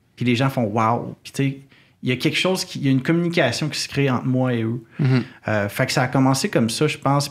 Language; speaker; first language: French; native; French